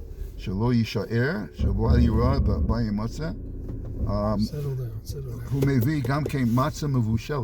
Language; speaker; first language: Hebrew; non-native, fluent; English